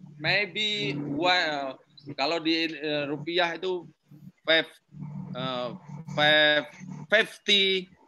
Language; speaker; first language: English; non-native, learner; Indonesian